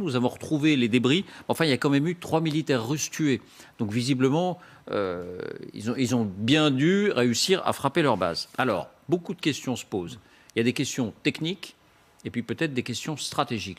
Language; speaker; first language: French; native; French